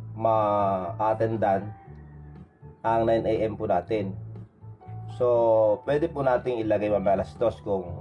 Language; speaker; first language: Filipino; non-native, local second language; Iloko